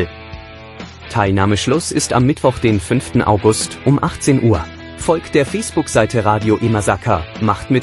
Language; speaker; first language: German; native; German